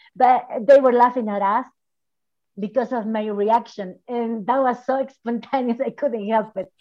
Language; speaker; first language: English; non-native, fluent; Spanish